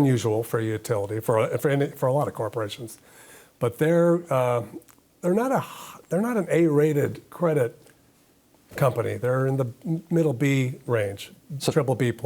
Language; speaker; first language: English; native; English